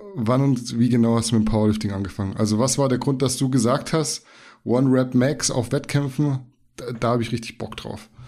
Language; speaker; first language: German; native; German